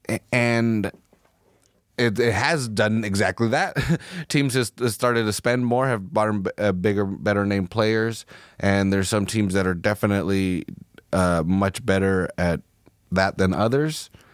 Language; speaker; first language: English; native; English